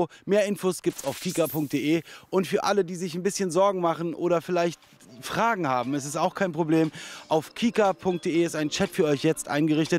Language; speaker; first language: German; native; German